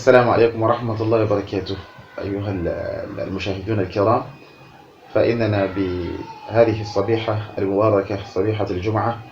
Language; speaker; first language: Arabic; non-native, fluent; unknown